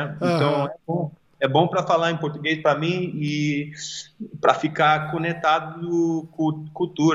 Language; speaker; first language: Portuguese; early bilingual, heritage; English